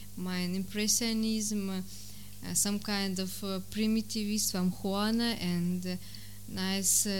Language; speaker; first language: English; non-native, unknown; Russian